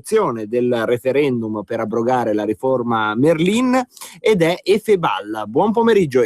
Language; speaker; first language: Italian; native; Italian